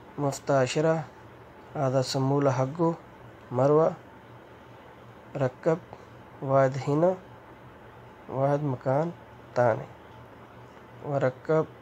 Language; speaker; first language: Arabic; non-native, learner; Urdu